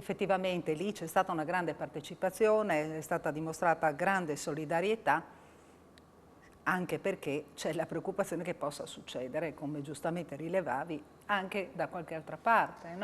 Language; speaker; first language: Italian; native; Italian